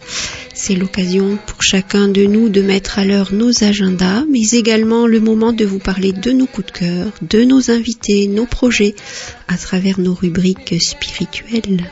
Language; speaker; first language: French; native; French